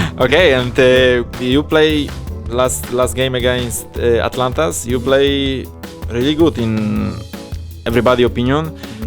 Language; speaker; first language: English; non-native, learner; Polish